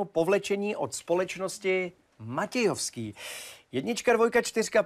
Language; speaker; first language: Czech; native; Czech